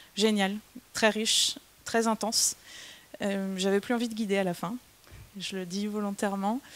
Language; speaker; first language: French; native; French